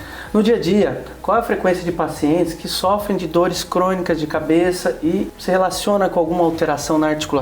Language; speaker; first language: Portuguese; native; Portuguese